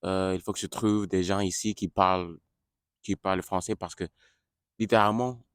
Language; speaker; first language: French; non-native, learner; English